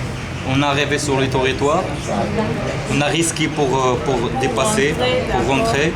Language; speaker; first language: French; non-native, learner; Arabic